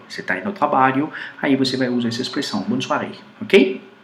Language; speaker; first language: Portuguese; non-native, fluent; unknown